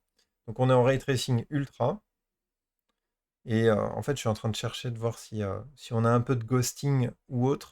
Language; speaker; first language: French; native; French